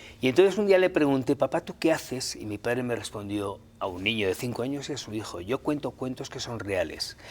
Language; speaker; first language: Spanish; native; Spanish